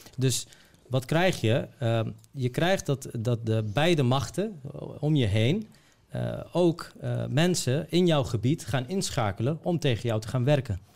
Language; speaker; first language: Dutch; early bilingual, other home language; Bosnian